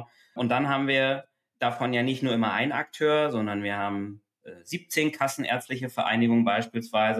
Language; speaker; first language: German; native; German